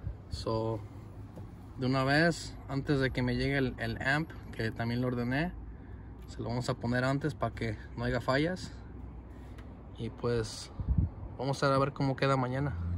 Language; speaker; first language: Spanish; early bilingual, heritage; Spanish